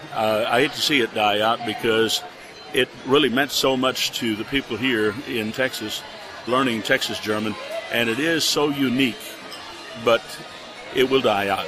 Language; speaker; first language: English; early bilingual, other home language; German